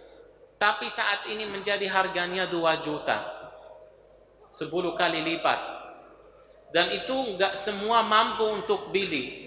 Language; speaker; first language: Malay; non-native, fluent; Arabic